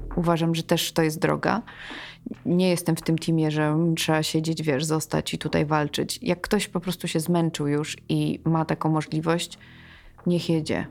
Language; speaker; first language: Polish; early bilingual, heritage; Polish